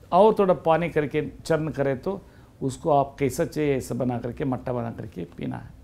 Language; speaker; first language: Hindi; non-native, local second language; Kannada